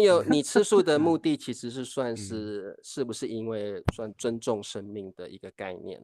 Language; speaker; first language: Chinese; native; Chinese